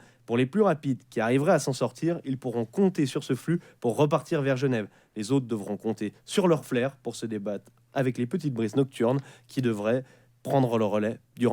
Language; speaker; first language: French; native; French